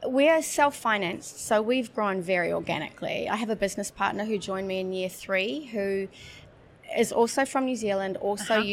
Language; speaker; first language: English; native; English